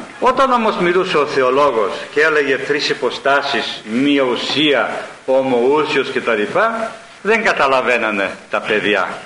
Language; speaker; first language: Greek; early bilingual, heritage; Greek